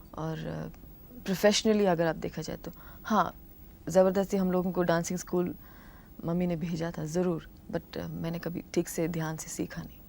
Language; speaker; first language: Hindi; non-native, local second language; Telugu